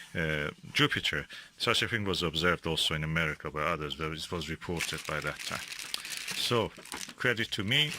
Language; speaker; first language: English; non-native, fluent; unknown